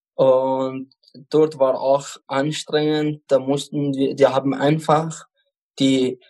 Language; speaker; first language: German; non-native, fluent; Arabic